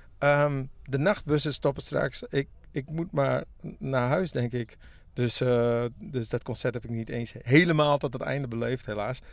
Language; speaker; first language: Dutch; non-native, local second language; Western Frisian